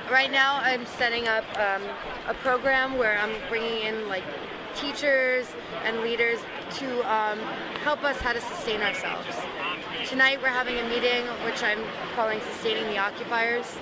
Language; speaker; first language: English; native; English